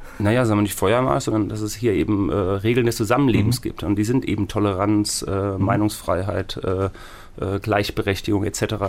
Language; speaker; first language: German; native; German